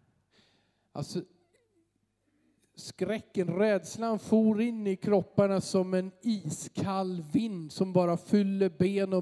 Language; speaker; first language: Swedish; native; Swedish